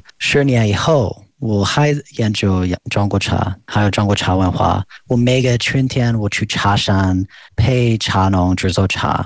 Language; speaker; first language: Chinese; non-native, fluent; English